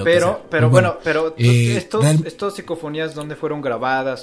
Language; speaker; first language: Spanish; native; Spanish